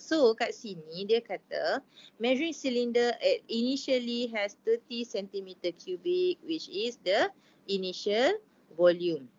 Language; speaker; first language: English; non-native, local second language; Malay